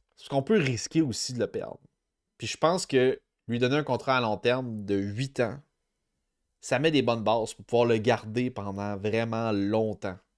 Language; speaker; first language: French; native; French